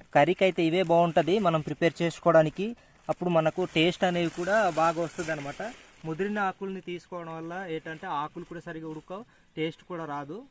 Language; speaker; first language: Telugu; non-native, local second language; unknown